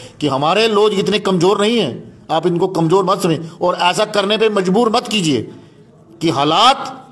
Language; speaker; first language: Hindi; non-native, local second language; Dogri